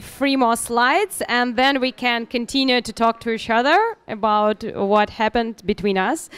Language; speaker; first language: English; non-native, learner; Russian